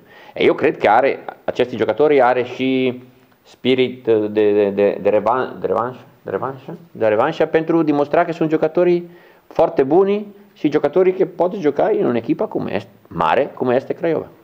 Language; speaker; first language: Romanian; non-native, learner; Italian